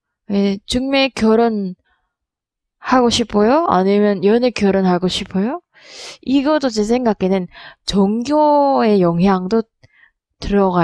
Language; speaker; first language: Korean; non-native, learner; Indonesian